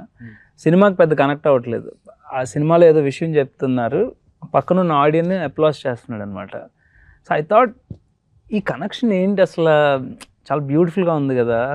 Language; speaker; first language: Telugu; native; Telugu